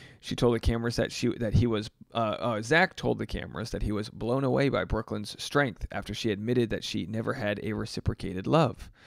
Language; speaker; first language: English; native; English